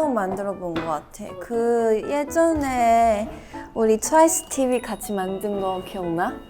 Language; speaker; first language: Korean; non-native, fluent; Chinese